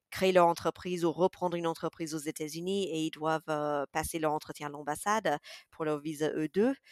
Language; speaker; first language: French; non-native, fluent; English